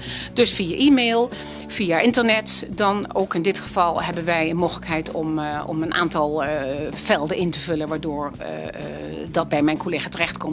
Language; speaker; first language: Dutch; native; Dutch